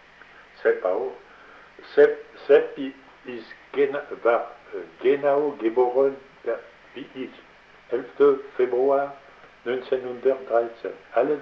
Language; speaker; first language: German; non-native, learner; French